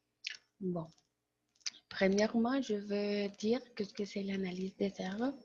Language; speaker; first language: French; non-native, learner; Spanish